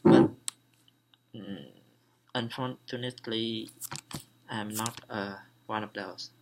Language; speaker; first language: English; non-native, learner; Vietnamese